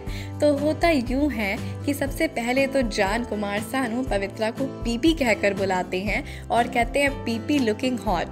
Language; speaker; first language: Hindi; native; Hindi